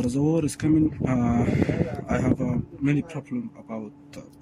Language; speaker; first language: English; non-native, learner; Arabic